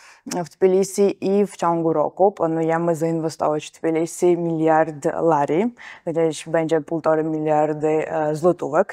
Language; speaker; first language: Polish; non-native, fluent; Georgian